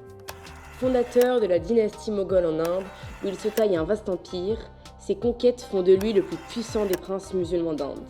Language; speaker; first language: French; native; French